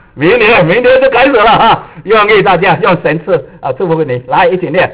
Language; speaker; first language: Chinese; native; Chinese